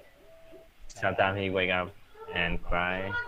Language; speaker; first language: English; non-native, learner; Vietnamese